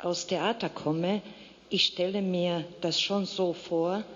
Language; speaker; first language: German; non-native, fluent; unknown